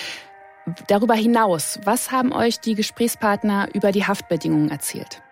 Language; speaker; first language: German; native; German